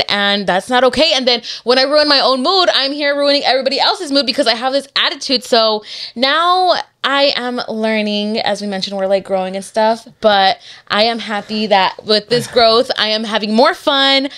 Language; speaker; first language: English; early bilingual, other home language; Spanish